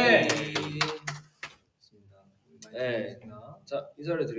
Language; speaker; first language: Korean; native; Korean